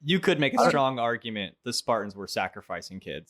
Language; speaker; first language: English; native; English